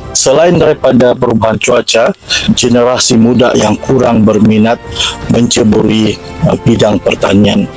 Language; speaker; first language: Malay; non-native, local second language; Central Dusun